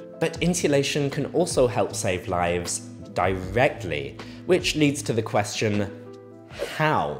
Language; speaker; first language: English; native; English